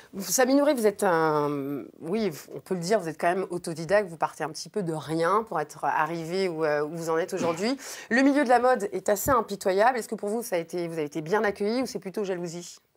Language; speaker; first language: French; native; French